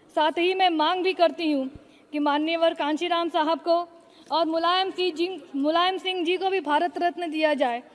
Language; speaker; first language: Hindi; native; Hindi